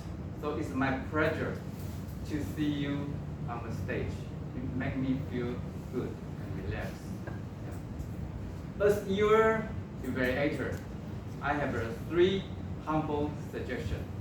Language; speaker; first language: English; non-native, local second language; Chinese